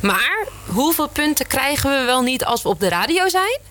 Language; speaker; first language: Dutch; native; Dutch